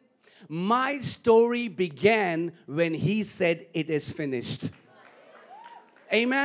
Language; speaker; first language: English; non-native, local second language; Hindi